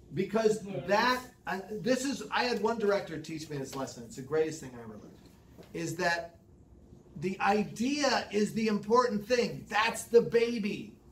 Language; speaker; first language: English; native; English